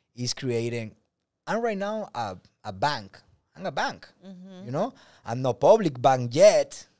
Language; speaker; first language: English; non-native, learner; Spanish